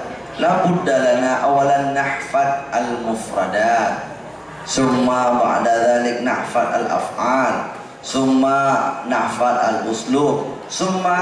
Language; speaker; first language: Arabic; non-native, fluent; Indonesian